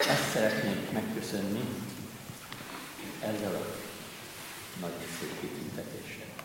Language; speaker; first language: Hungarian; native; Hungarian